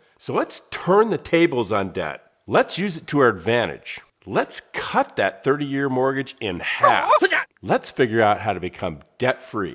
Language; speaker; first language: English; native; English